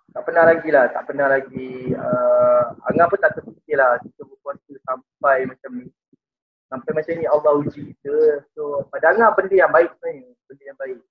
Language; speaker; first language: Malay; native; Malay